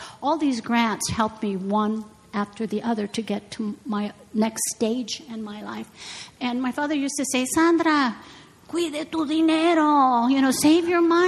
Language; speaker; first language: English; native; English